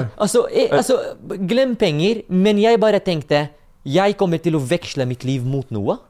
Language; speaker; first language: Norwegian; non-native, fluent; Arabic